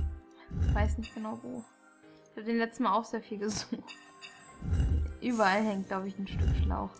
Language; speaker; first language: German; native; German